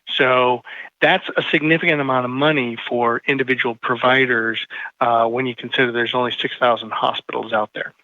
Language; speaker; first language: English; native; English